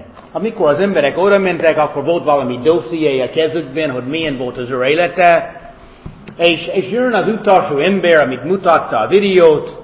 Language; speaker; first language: Hungarian; non-native, fluent; German